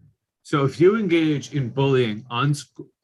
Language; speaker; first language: English; native; English